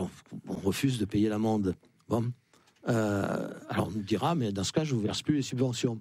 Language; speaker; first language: French; native; French